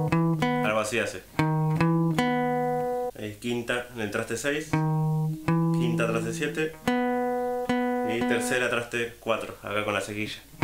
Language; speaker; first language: Spanish; native; Spanish